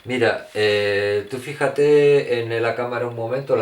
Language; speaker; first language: Spanish; early bilingual, heritage; Spanish